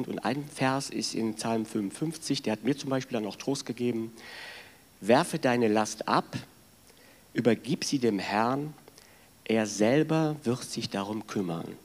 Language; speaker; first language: German; native; German